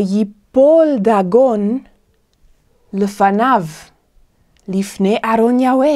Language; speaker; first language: Hebrew; non-native, fluent; English